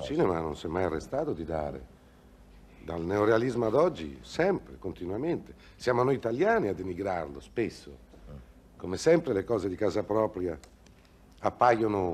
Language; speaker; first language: Italian; native; Italian